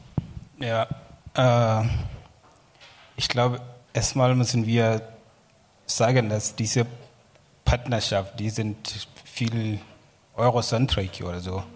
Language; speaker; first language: German; non-native, learner; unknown